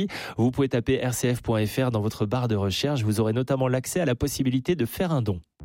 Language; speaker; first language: French; native; French